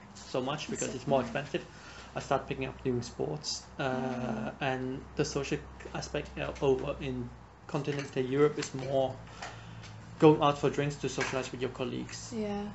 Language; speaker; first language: English; non-native, fluent; Vietnamese